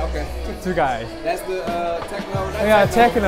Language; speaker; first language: English; non-native, learner; Korean